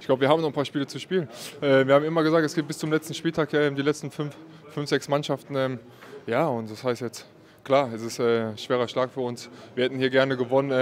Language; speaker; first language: German; native; German